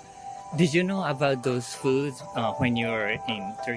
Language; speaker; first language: English; non-native, fluent; Japanese